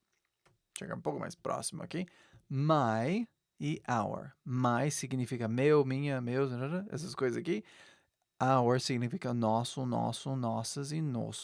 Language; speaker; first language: Portuguese; non-native, fluent; English